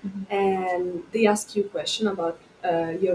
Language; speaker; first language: English; non-native, fluent; Italian